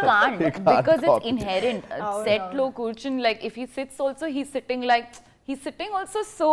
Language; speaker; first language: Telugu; non-native, learner; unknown